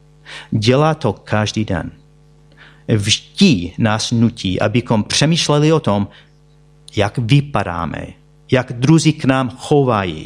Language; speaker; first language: Czech; non-native, fluent; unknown